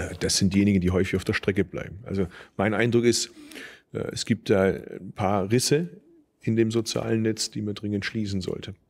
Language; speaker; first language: German; early bilingual, other home language; Turkish